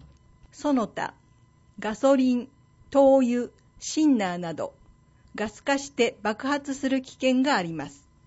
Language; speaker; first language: Japanese; native; Japanese